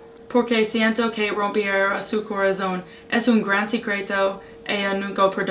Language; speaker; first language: Spanish; non-native, learner; English